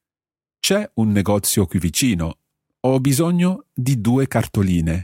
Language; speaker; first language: Italian; non-native, fluent; English